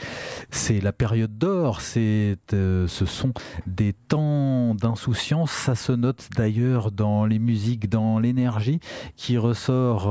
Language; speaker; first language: French; native; French